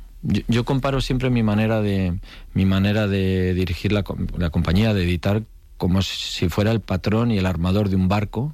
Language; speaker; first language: Spanish; native; Spanish